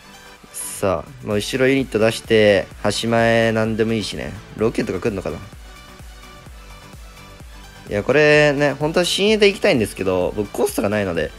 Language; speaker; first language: Japanese; native; Japanese